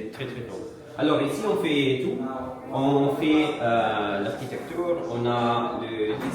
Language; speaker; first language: French; non-native, learner; Italian